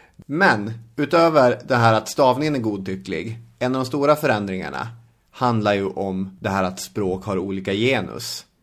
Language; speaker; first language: Swedish; native; Swedish